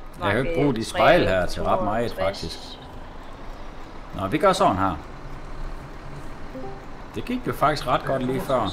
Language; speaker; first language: Danish; native; Danish